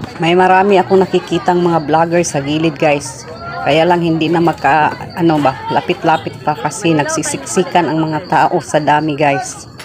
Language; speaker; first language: Filipino; non-native, local second language; Cebuano